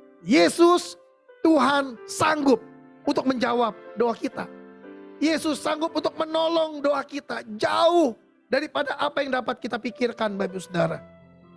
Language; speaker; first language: Indonesian; native; Indonesian